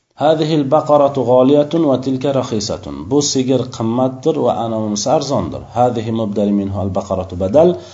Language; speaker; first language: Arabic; non-native, fluent; Uzbek